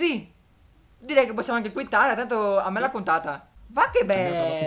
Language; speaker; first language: Italian; native; Italian